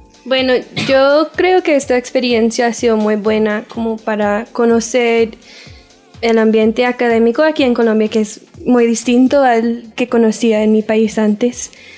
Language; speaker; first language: Spanish; non-native, fluent; English